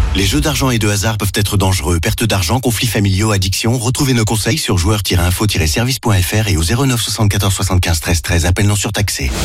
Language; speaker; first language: French; native; French